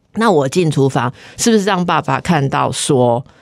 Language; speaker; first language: Chinese; native; Chinese